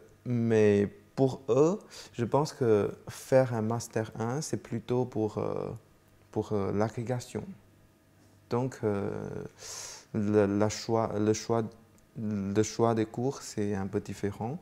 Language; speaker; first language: French; non-native, fluent; Chinese